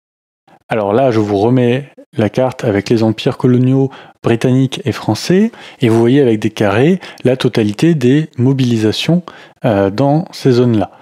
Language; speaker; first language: French; native; French